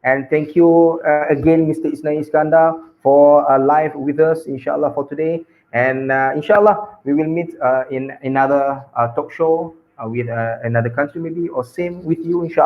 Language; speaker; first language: English; non-native, local second language; Malay